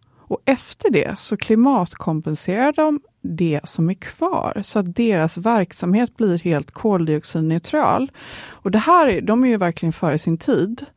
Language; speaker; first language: Swedish; native; Swedish